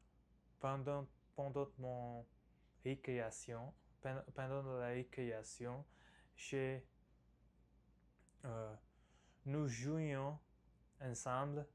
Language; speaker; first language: French; non-native, learner; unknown